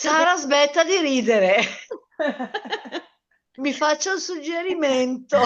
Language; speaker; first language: Italian; native; Italian